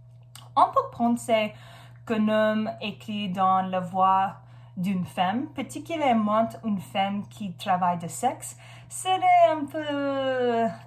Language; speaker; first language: French; non-native, learner; English